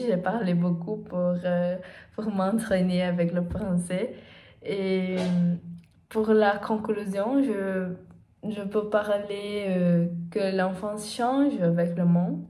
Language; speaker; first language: French; non-native, learner; Portuguese